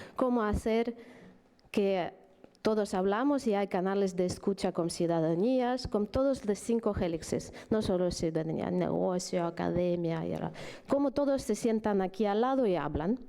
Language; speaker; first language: Spanish; non-native, fluent; Ukrainian